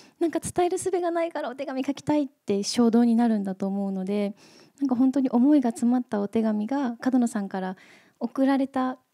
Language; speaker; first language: Japanese; native; Japanese